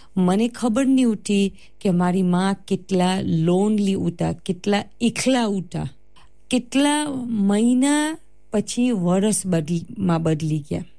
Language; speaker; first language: Gujarati; early bilingual, heritage; Gujarati